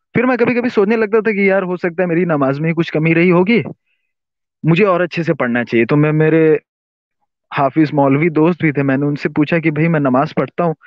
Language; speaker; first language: Hindi; non-native, local second language; Urdu